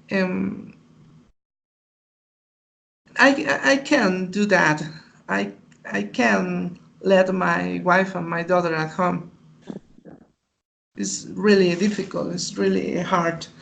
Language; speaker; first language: English; non-native, learner; Spanish